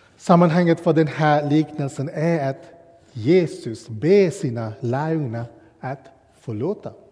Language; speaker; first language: Swedish; non-native, fluent; English